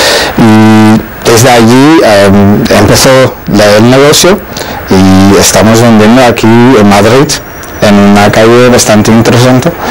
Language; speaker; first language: Spanish; non-native, fluent; Dutch